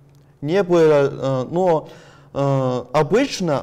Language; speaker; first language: Russian; non-native, learner; Chinese